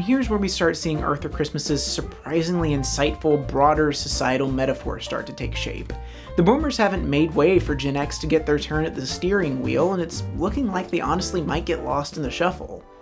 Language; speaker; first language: English; native; English